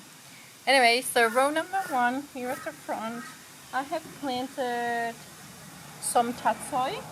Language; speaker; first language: English; non-native, fluent; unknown